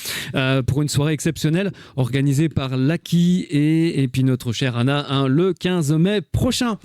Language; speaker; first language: French; native; French